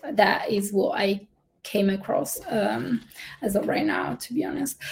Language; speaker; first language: English; non-native, fluent; Italian